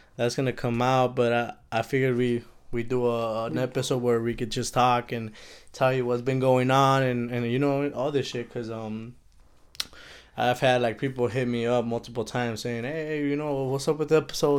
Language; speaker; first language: English; early bilingual, other home language; Spanish